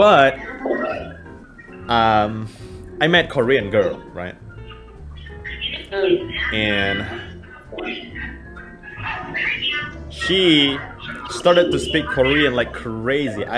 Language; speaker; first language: English; non-native, local second language; Filipino